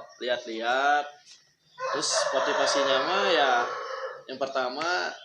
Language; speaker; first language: Indonesian; non-native, local second language; Sundanese